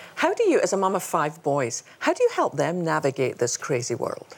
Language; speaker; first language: English; native; English